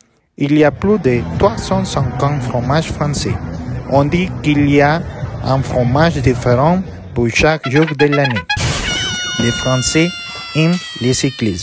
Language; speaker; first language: French; non-native, learner; Spanish